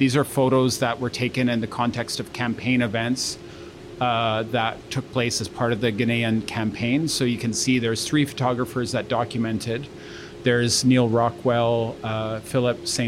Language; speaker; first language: English; native; English